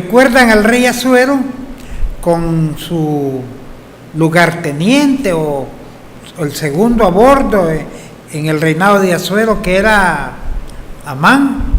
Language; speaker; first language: Spanish; native; Spanish